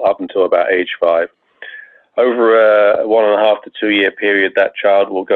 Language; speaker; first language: English; native; English